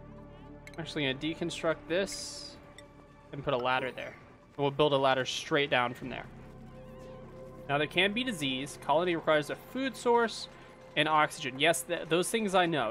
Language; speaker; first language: English; native; English